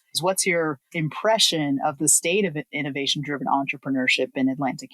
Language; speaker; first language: English; native; English